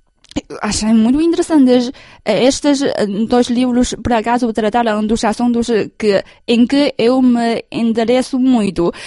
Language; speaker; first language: Portuguese; non-native, fluent; Chinese